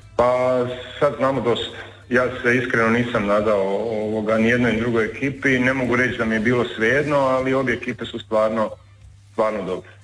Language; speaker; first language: Serbian; native; Serbian